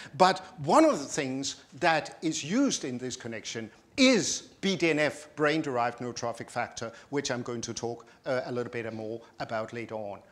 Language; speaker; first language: English; non-native, fluent; Danish